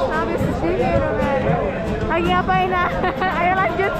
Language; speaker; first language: Turkish; non-native, learner; Indonesian